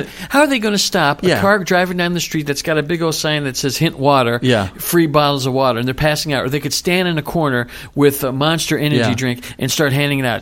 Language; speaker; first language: English; native; English